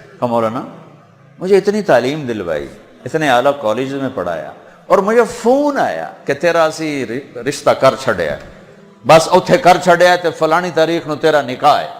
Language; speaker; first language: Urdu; non-native, local second language; Punjabi